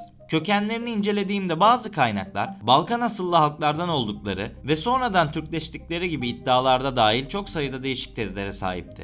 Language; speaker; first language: Turkish; native; Turkish